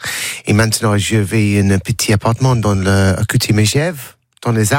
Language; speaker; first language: French; non-native, learner; English